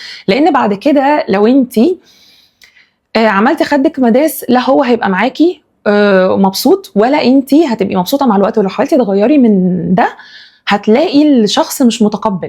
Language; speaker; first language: Arabic; native; Arabic